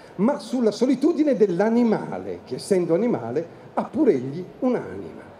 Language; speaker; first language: Italian; native; Italian